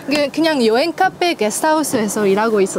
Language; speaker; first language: Korean; non-native, learner; French